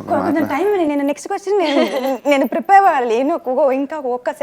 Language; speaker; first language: Telugu; non-native, fluent; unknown